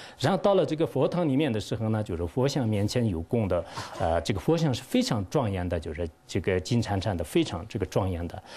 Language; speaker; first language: Chinese; non-native, local second language; Tibetan